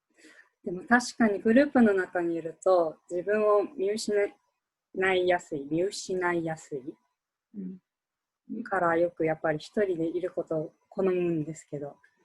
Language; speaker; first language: Japanese; native; Japanese